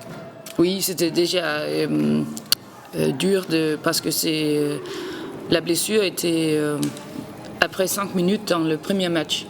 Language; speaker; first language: French; non-native, learner; Danish